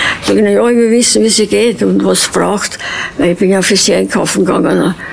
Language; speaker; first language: German; early bilingual, other home language; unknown